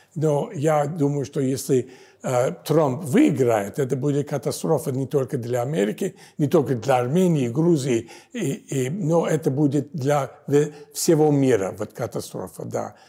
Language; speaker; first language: Russian; non-native, fluent; English